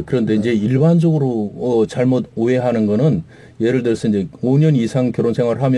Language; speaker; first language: Korean; native; Korean